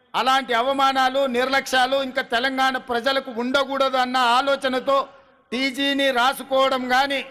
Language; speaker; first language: Telugu; native; Telugu